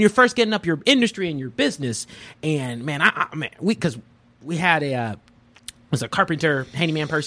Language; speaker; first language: English; native; English